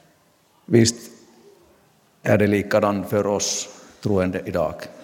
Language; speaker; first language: Swedish; non-native, local second language; Finnish